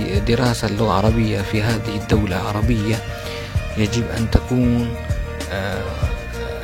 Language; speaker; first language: Arabic; non-native, fluent; Malay